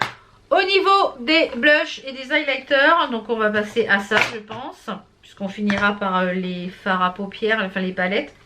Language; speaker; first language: French; native; French